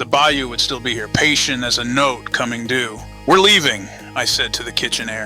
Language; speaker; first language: English; native; English